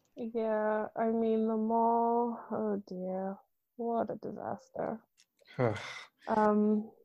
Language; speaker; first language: English; non-native, local second language; Akan